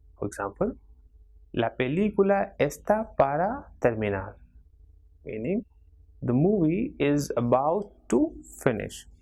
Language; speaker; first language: Spanish; non-native, fluent; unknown